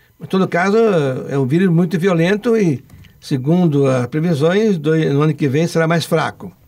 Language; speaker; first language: Portuguese; non-native, local second language; Italian